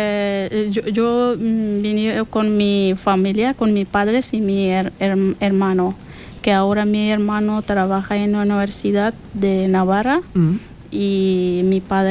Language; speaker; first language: Spanish; non-native, learner; Persian